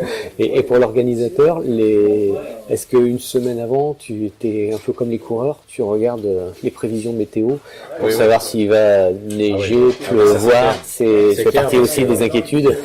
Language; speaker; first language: French; native; French